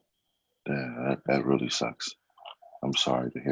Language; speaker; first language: English; native; English